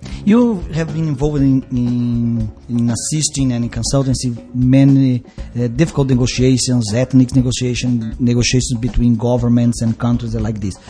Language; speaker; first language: English; non-native, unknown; Portuguese